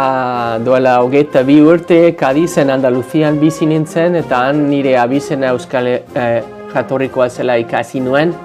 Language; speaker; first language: Basque; non-native, learner; English